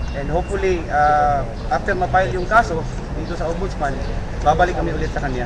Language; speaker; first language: Filipino; non-native, local second language; Cebuano